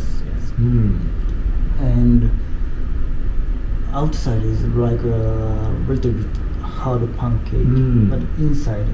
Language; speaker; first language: English; non-native, learner; Japanese